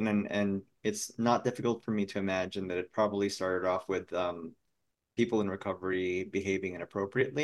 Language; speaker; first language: English; non-native, local second language; Filipino